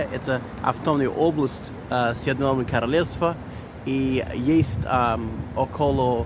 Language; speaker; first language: Russian; non-native, learner; English